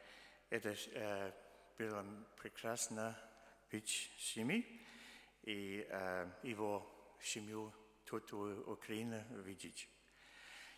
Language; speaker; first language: Russian; early bilingual, heritage; Russian